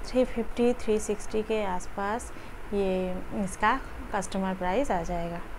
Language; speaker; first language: Hindi; non-native, local second language; Bangla